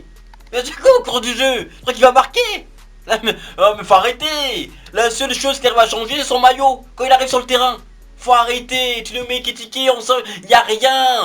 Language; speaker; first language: French; native; French